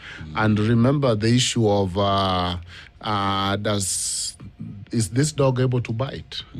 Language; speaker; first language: English; non-native, local second language; Luo (Kenya and Tanzania)